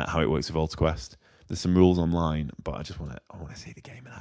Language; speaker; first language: English; native; English